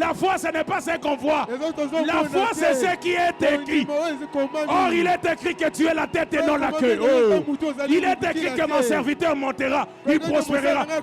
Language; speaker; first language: French; non-native, local second language; Lingala